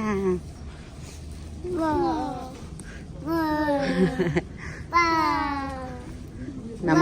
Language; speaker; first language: Japanese; early bilingual, other home language; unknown